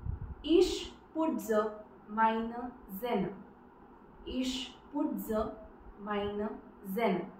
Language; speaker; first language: German; non-native, fluent; Marathi